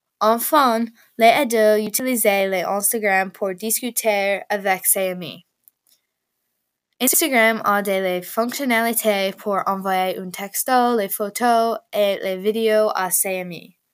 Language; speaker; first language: French; non-native, learner; English